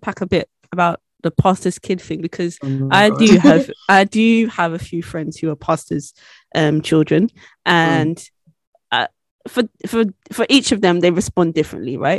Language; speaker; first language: English; native; English